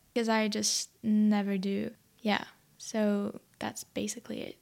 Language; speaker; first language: English; non-native, fluent; French